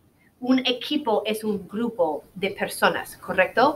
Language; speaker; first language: Spanish; non-native, fluent; English